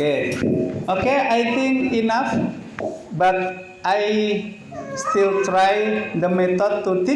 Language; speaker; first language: English; non-native, learner; Indonesian